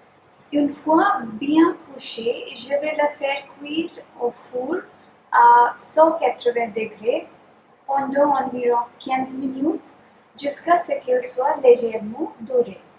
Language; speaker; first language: French; non-native, fluent; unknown